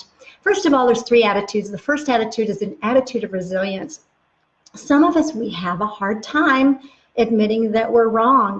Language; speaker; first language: English; native; English